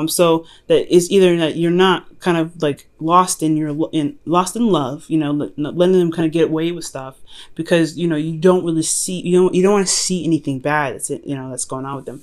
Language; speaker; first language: English; native; English